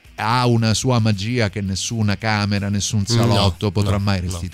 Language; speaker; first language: Italian; native; Italian